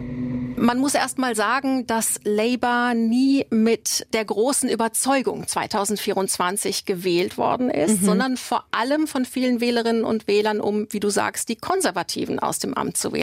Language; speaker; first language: German; native; German